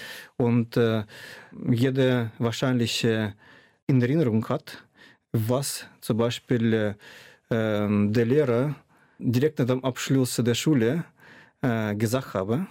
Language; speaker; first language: German; non-native, fluent; Russian